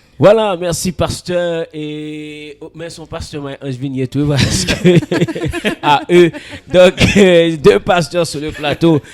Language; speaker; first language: French; non-native, local second language; Haitian Creole